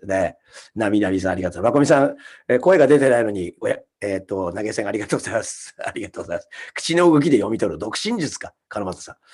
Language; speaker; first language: Japanese; native; Japanese